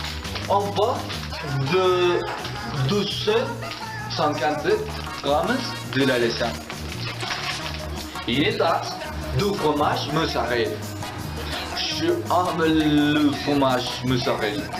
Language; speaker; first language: French; non-native, learner; Spanish